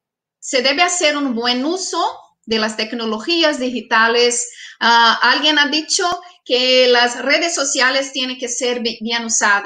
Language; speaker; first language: Spanish; non-native, fluent; Portuguese